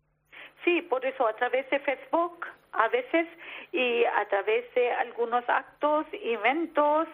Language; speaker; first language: Spanish; non-native, learner; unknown